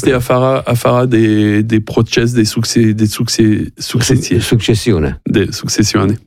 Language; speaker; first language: Romanian; non-native, learner; French